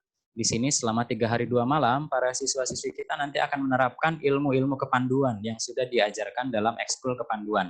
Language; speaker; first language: Indonesian; native; Indonesian